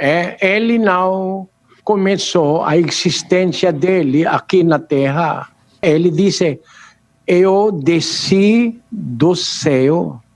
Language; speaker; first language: Portuguese; non-native, learner; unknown